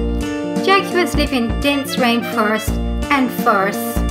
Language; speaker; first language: English; native; English